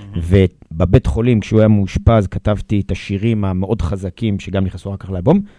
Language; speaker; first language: Hebrew; native; Hebrew